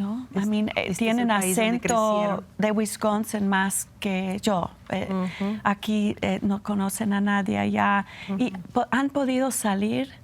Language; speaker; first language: Spanish; non-native, fluent; English